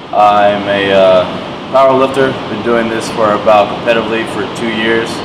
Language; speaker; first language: English; native; English